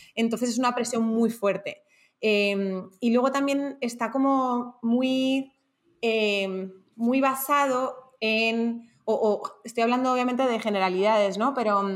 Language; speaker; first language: Spanish; native; Spanish